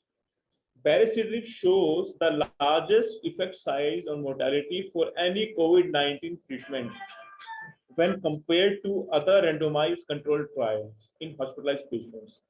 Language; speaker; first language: English; non-native, local second language; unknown